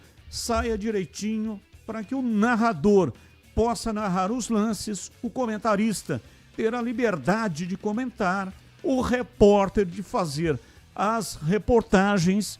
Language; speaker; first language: Portuguese; native; Portuguese